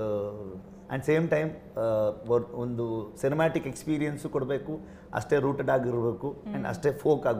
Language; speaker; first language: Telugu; non-native, learner; Kannada